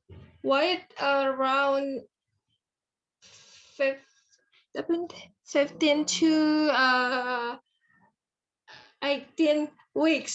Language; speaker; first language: English; non-native, fluent; Indonesian